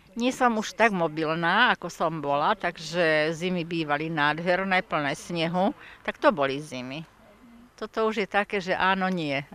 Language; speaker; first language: Slovak; native; Slovak